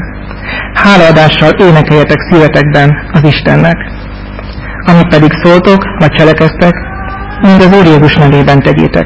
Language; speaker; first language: Hungarian; native; Hungarian